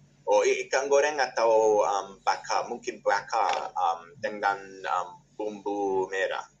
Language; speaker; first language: Indonesian; non-native, learner; English